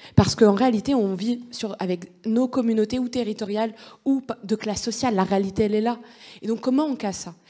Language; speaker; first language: French; native; French